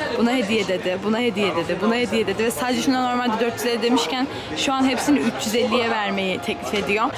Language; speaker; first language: Turkish; native; Turkish